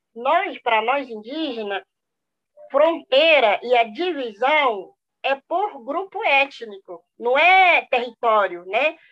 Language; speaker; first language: Portuguese; non-native, local second language; Guarani